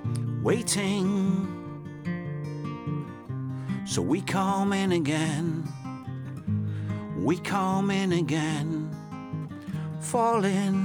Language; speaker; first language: English; native; English